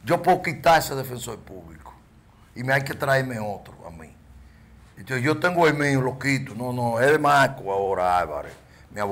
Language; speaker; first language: Spanish; native; Spanish